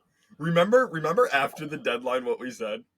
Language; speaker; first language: English; native; English